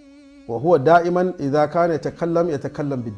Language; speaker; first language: Arabic; non-native, fluent; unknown